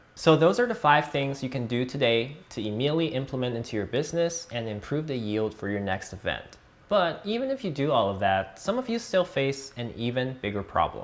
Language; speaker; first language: English; native; English